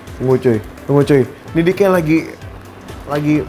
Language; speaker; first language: Indonesian; native; Indonesian